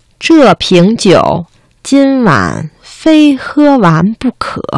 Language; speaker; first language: Chinese; non-native, fluent; Vietnamese